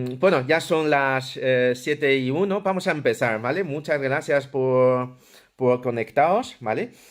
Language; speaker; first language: Spanish; non-native, fluent; Chinese